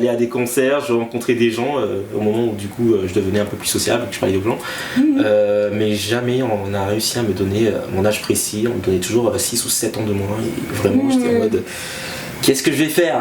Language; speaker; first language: French; native; French